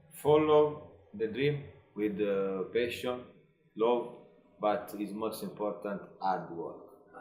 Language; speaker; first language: English; non-native, learner; Italian